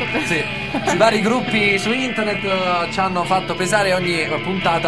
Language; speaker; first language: Italian; native; Italian